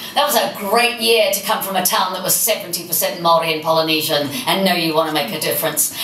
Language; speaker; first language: English; native; English